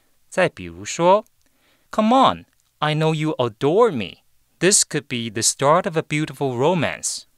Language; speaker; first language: English; non-native, fluent; Chinese